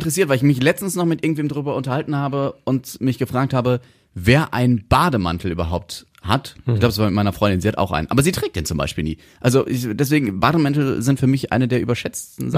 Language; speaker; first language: German; native; German